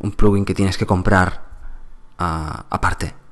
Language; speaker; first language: Spanish; native; Spanish